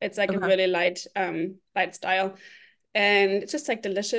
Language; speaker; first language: English; non-native, fluent; German